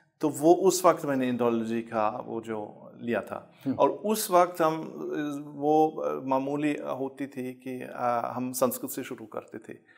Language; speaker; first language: Urdu; non-native, fluent; German